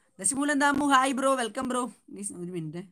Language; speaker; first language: Malayalam; native; Malayalam